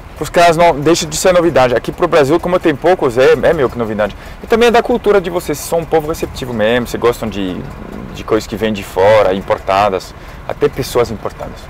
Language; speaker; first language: Portuguese; non-native, fluent; French